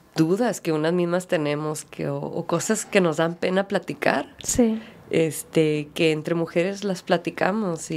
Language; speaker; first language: Spanish; early bilingual, heritage; Spanish